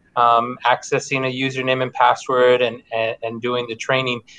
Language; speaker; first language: English; early bilingual, other home language; Spanish